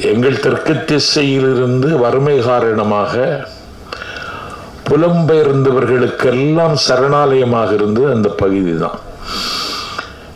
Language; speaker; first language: Tamil; native; Tamil